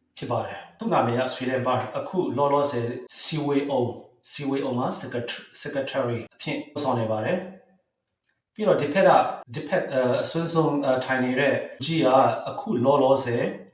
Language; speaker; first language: Burmese; non-native, local second language; Hakha Chin